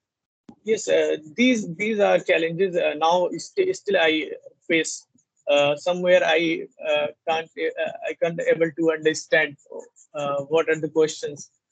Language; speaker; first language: English; non-native, learner; Hindi